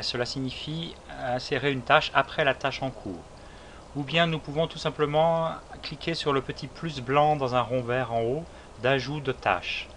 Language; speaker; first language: French; native; French